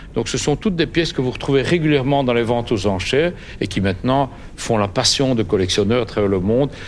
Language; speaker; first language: French; native; French